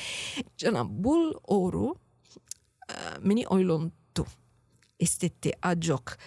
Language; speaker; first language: Kyrgyz; non-native, learner; Italian